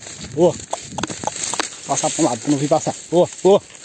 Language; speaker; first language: Portuguese; native; Portuguese